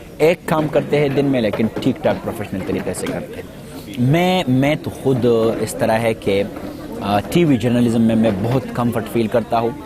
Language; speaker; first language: Urdu; non-native, local second language; Pashto